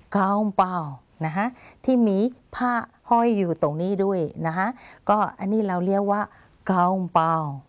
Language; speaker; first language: Thai; non-native, fluent; Burmese